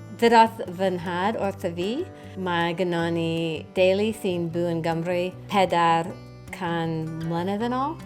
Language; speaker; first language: Welsh; non-native, learner; English